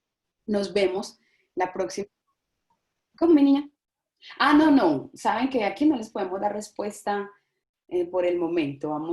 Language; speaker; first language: Spanish; native; Spanish